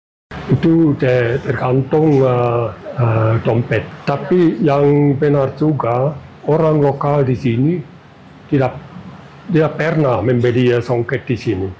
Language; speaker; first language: Indonesian; non-native, learner; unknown